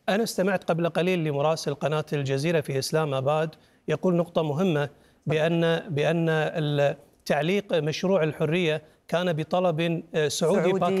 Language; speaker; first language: Arabic; native; Arabic